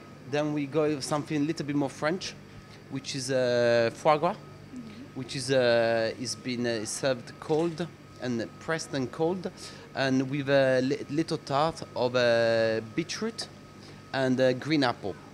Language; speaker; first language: English; non-native, fluent; Italian